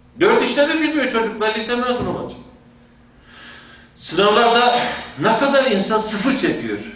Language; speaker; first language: Turkish; native; Turkish